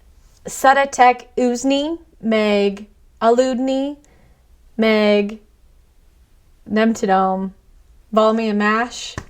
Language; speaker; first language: Hungarian; non-native, learner; English